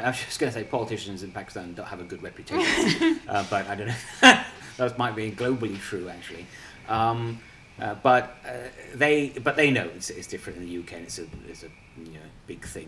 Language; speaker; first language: English; non-native, local second language; Punjabi